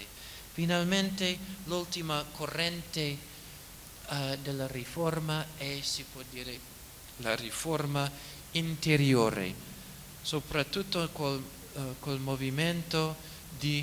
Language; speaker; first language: Italian; non-native, fluent; English